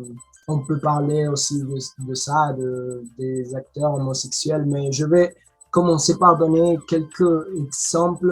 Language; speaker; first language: French; non-native, learner; Spanish